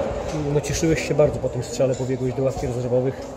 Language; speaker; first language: Polish; native; Polish